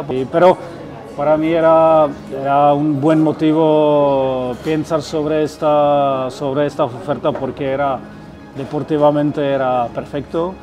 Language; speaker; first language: Spanish; non-native, fluent; Czech